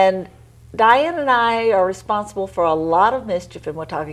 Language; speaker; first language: English; native; English